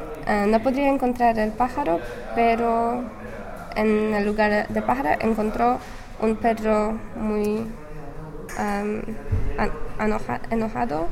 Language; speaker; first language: Spanish; non-native, learner; English